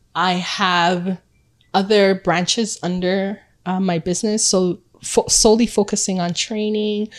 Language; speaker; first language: English; early bilingual, other home language; Akan